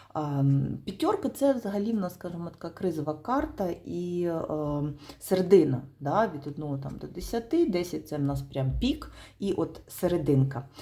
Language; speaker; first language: Ukrainian; non-native, local second language; Russian